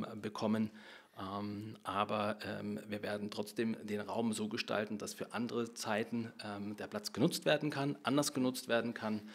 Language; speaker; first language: German; native; German